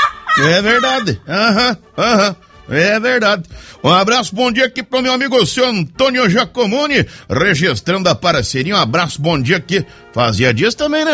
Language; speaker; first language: Portuguese; native; Portuguese